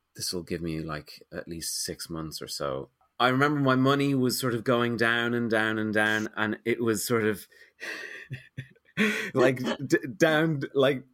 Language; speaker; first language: English; native; English